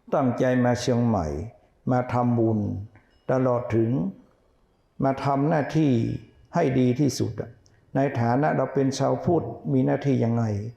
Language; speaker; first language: Thai; native; Thai